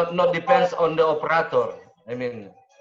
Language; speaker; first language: English; non-native, learner; Indonesian